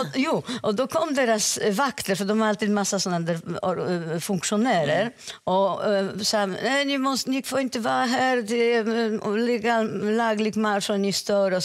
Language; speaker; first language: Swedish; non-native, fluent; Polish